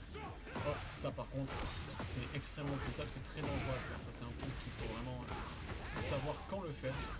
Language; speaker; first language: French; native; French